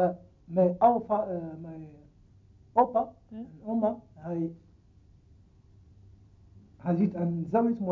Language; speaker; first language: Dutch; non-native, learner; Arabic